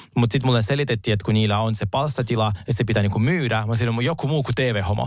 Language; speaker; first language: Finnish; early bilingual, other home language; Russian